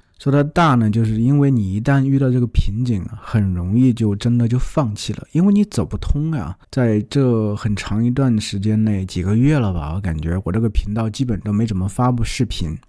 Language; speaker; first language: Chinese; native; Chinese